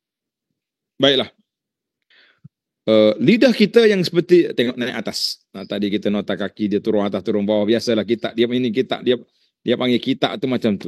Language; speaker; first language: Malay; native; Malay